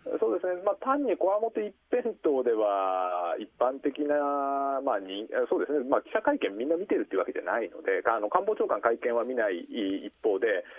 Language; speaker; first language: Japanese; native; Japanese